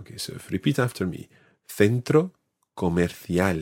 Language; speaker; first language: English; native; English